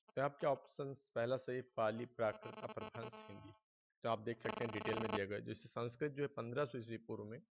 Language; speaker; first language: Hindi; native; Hindi